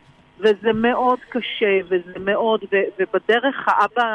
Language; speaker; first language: Hebrew; native; Hebrew